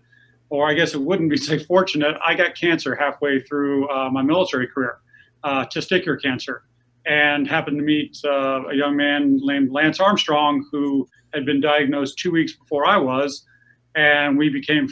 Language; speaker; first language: English; native; English